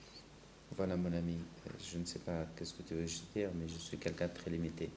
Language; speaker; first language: French; non-native, local second language; Arabic